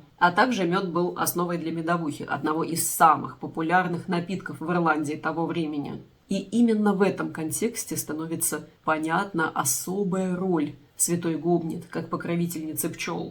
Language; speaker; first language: Russian; native; Russian